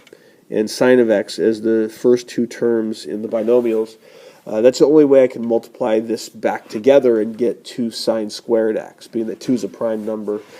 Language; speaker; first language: English; native; English